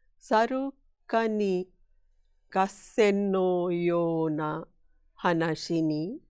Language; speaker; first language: Japanese; non-native, fluent; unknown